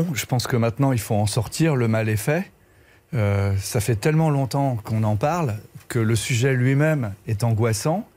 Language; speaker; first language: French; native; French